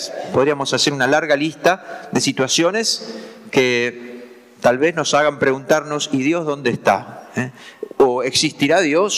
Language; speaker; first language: Spanish; native; Spanish